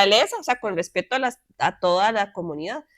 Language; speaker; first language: Spanish; native; Spanish